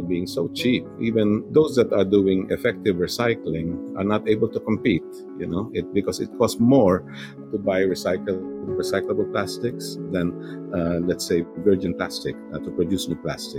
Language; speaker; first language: English; non-native, local second language; Filipino